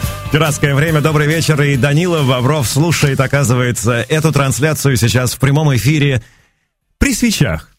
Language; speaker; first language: Russian; native; Russian